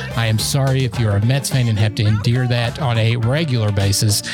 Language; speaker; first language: English; native; English